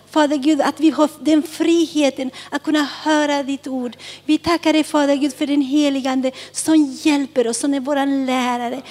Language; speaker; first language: Swedish; early bilingual, other home language; Spanish